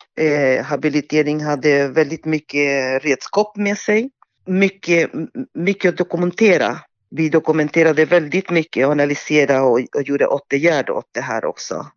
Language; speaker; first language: Swedish; non-native, fluent; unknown